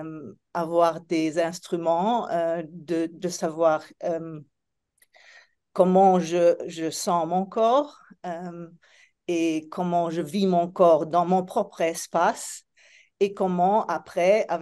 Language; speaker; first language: French; non-native, fluent; Italian